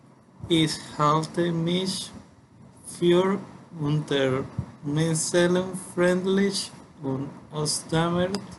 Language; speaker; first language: German; non-native, learner; Spanish